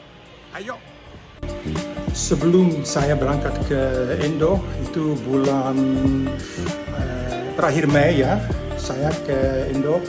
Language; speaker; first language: Indonesian; early bilingual, heritage; Dutch